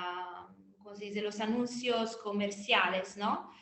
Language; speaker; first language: Spanish; non-native, fluent; Italian